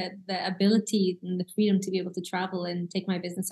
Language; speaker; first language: English; early bilingual, other home language; Arabic